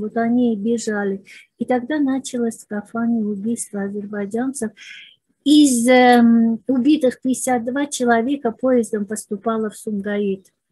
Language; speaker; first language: Russian; non-native, local second language; Azerbaijani